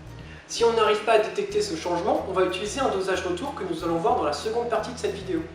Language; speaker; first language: French; native; French